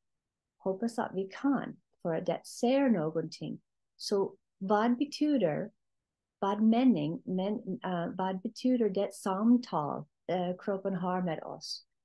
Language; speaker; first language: Swedish; non-native, learner; English